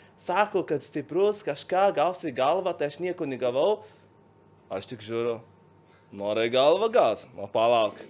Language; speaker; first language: Lithuanian; non-native, learner; Arabic